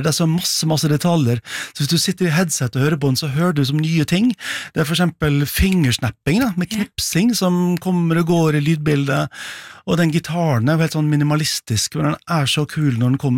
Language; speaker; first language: Norwegian; native; Norwegian